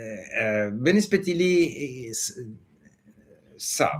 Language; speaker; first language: Arabic; non-native, learner; Spanish